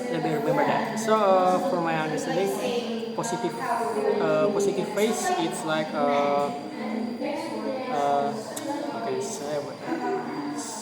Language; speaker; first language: English; non-native, learner; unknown